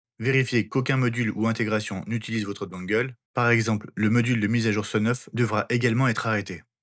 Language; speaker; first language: French; native; French